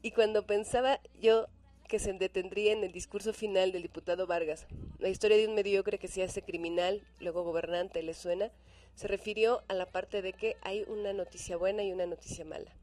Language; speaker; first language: Spanish; native; Spanish